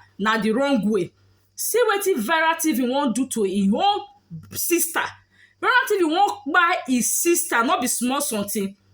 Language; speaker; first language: Nigerian Pidgin; native; Nigerian Pidgin